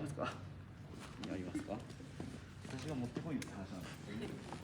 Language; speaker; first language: Japanese; native; Japanese